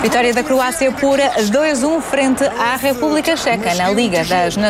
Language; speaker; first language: Portuguese; native; Portuguese